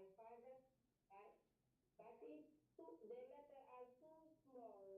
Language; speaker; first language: English; non-native, learner; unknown